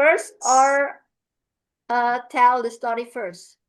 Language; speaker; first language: English; non-native, fluent; Indonesian